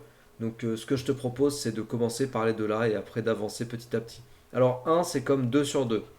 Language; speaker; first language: French; native; French